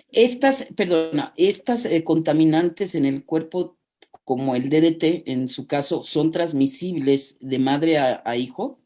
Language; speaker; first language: Spanish; native; Spanish